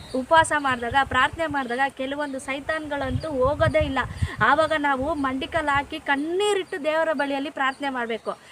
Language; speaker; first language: Kannada; non-native, local second language; Telugu